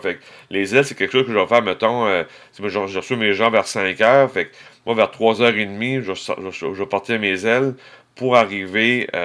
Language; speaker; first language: French; native; French